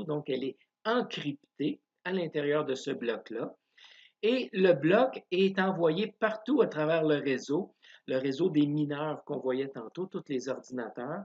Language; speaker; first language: French; native; French